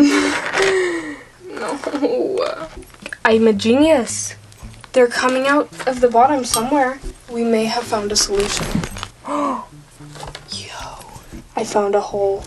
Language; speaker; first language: English; native; English